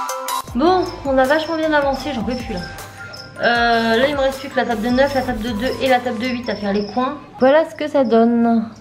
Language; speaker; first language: French; native; French